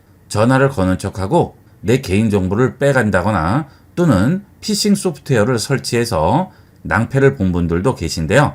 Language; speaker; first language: Korean; native; Korean